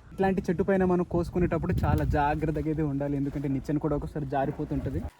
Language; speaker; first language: Telugu; non-native, local second language; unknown